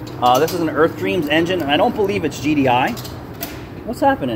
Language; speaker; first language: English; native; English